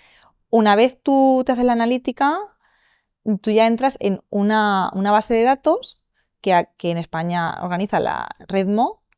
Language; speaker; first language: Spanish; native; Spanish